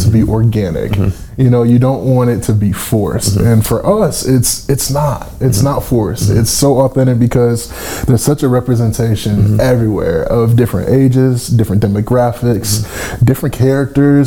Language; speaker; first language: English; native; English